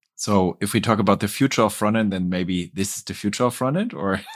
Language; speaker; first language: English; non-native, fluent; German